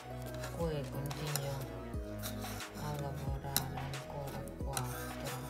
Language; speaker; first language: Italian; non-native, fluent; Russian